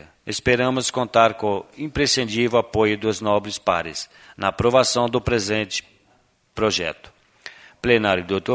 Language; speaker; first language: Portuguese; native; Portuguese